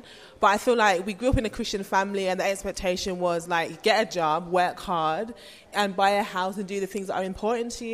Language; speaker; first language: English; native; English